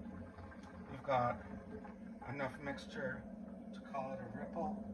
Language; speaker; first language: English; native; English